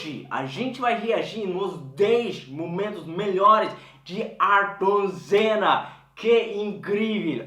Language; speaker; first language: Portuguese; non-native, fluent; Swedish